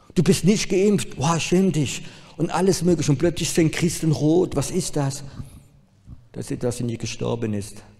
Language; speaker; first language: German; non-native, fluent; French